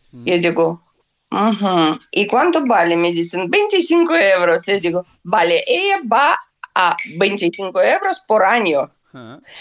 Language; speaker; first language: Spanish; non-native, learner; Russian